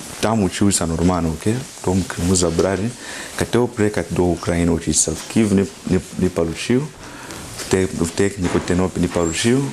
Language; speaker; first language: Russian; non-native, learner; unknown